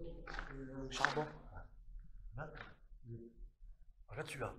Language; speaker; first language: French; native; French